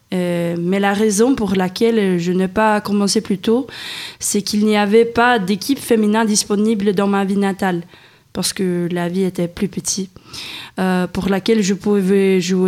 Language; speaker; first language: French; non-native, fluent; Swedish